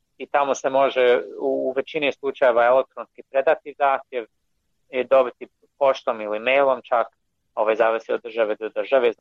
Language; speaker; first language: Croatian; non-native, fluent; English